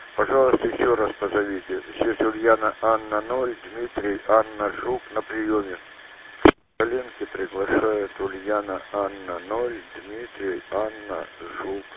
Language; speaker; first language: Russian; native; Russian